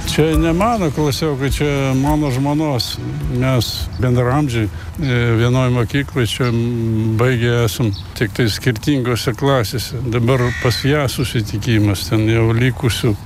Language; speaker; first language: Lithuanian; non-native, local second language; Russian